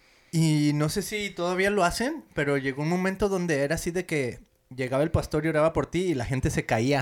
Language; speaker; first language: Spanish; early bilingual, heritage; Spanish